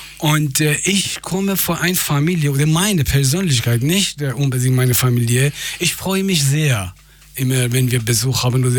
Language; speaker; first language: German; non-native, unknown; Persian